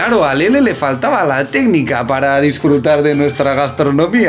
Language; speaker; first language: Spanish; native; Spanish